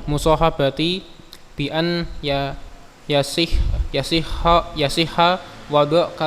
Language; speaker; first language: Arabic; non-native, learner; Indonesian